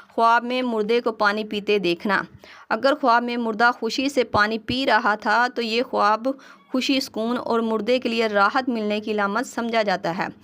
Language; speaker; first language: Urdu; native; Urdu